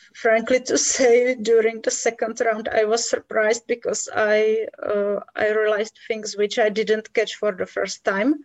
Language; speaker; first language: English; non-native, fluent; Czech